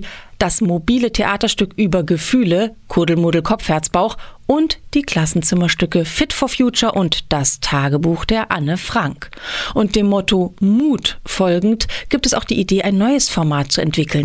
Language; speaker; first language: German; native; German